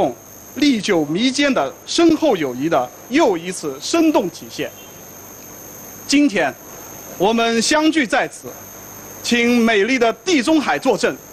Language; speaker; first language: Chinese; native; Chinese